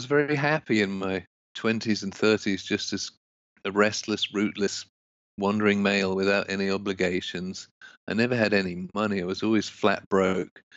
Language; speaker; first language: English; native; English